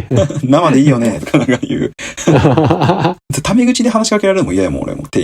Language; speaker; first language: Japanese; native; Japanese